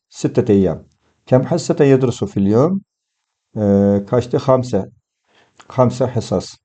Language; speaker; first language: Arabic; non-native, fluent; Turkish